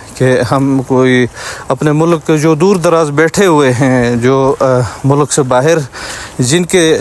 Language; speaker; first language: Urdu; non-native, local second language; Shina